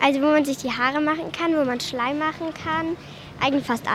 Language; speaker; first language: German; native; German